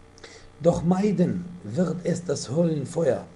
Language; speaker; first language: German; non-native, fluent; Arabic